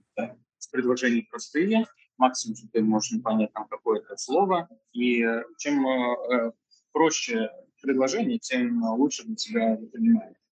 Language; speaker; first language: Russian; native; Russian